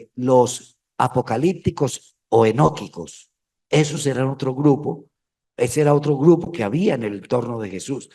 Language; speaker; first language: Spanish; native; Spanish